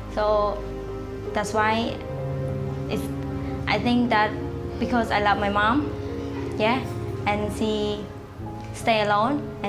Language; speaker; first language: English; non-native, learner; Khmer